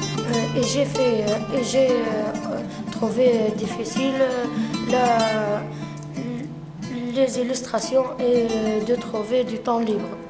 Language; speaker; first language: French; non-native, learner; Arabic